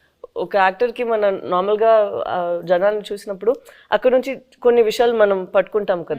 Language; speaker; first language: Telugu; non-native, fluent; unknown